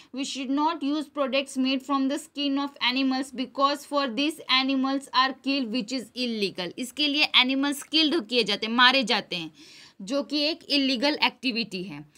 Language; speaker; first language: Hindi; non-native, local second language; Gujarati